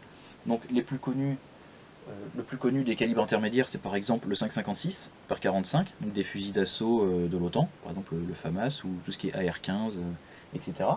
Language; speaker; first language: French; native; French